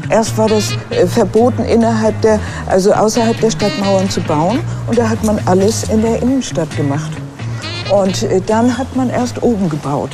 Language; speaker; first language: German; native; German